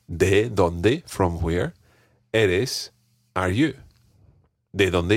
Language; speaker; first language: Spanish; non-native, fluent; English